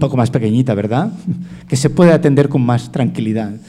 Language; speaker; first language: Spanish; native; Spanish